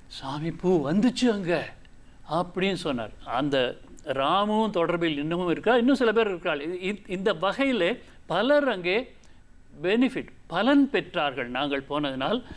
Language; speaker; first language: Tamil; native; Tamil